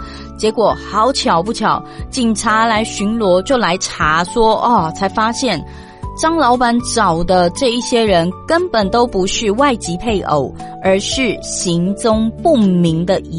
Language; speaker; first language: Chinese; native; Chinese